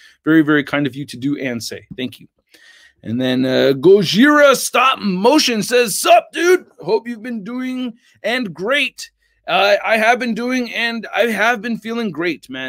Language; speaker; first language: English; native; English